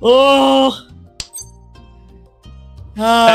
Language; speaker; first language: Japanese; non-native, learner; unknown